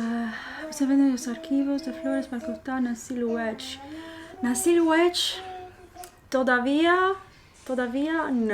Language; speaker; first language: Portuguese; non-native, learner; English